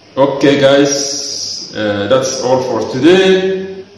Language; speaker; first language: English; non-native, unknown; Arabic